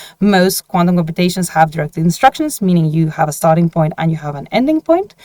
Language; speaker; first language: English; non-native, fluent; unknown